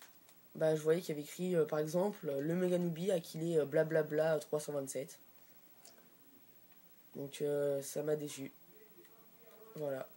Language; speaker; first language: French; native; French